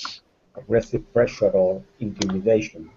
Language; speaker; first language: English; non-native, fluent; Spanish